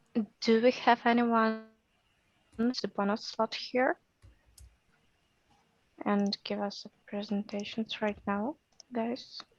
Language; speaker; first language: English; non-native, fluent; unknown